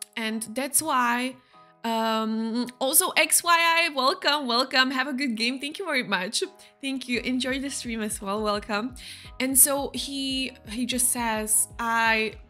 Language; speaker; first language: English; non-native, fluent; Slovak